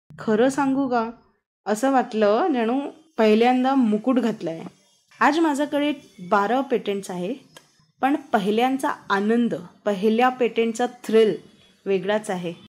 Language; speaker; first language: Marathi; non-native, local second language; Hindi